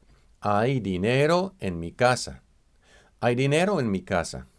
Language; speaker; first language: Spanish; non-native, fluent; English